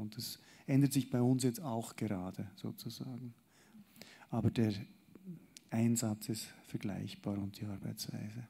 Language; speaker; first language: German; native; German